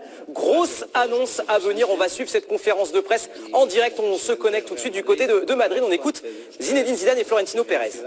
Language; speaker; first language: French; native; French